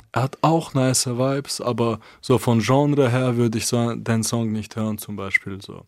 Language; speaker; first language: German; non-native, fluent; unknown